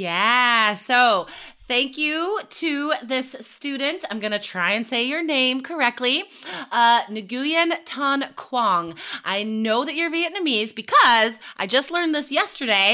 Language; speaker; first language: English; native; English